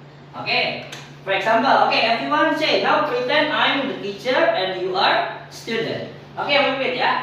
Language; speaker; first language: English; non-native, fluent; Indonesian